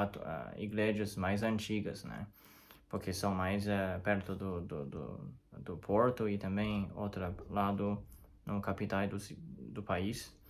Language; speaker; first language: Portuguese; non-native, learner; Chinese